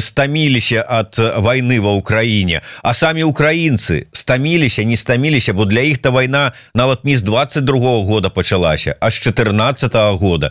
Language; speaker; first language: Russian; non-native, local second language; Belarusian